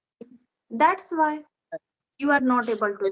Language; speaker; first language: English; non-native, learner; Odia